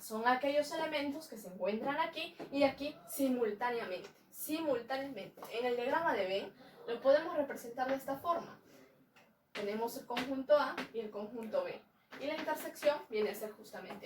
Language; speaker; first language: Spanish; native; Spanish